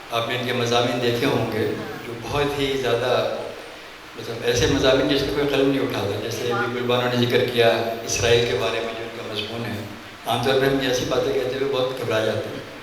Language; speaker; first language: Urdu; non-native, local second language; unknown